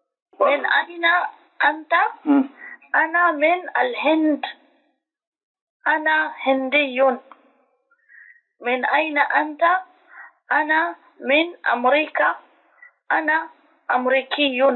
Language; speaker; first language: Arabic; non-native, learner; Tigrinya